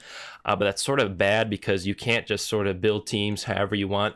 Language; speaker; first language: English; native; English